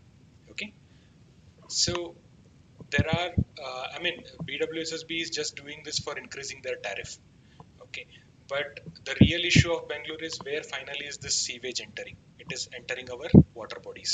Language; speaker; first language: English; non-native, local second language; Kannada